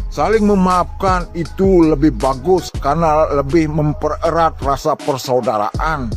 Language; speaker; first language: Indonesian; native; Indonesian